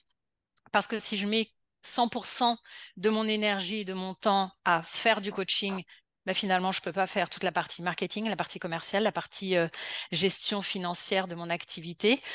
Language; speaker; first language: French; native; French